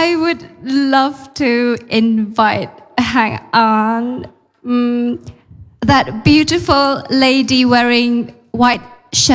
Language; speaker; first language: English; non-native, fluent; Indonesian